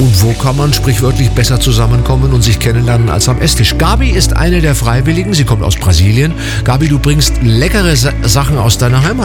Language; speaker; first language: German; native; German